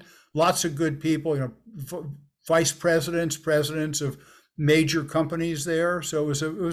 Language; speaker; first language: English; native; English